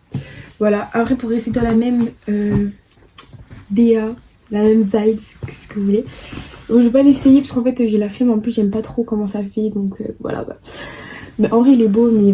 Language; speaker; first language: French; native; French